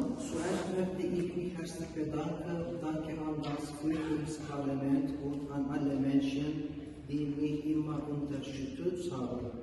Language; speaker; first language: German; non-native, learner; Turkish